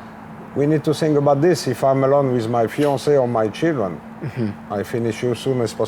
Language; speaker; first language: English; non-native, learner; French